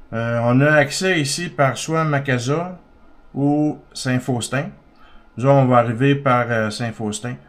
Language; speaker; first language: French; native; French